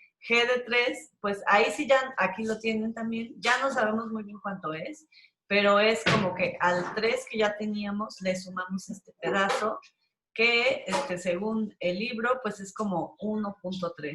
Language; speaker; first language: Spanish; native; Spanish